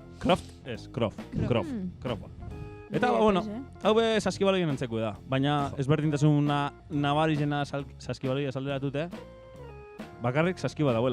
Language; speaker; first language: Basque; native; Basque